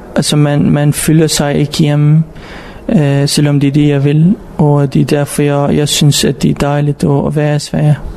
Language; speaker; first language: Danish; non-native, fluent; Arabic